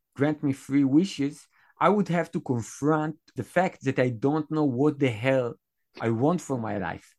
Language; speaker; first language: English; non-native, fluent; Hebrew